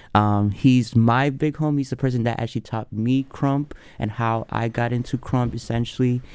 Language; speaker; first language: English; early bilingual, other home language; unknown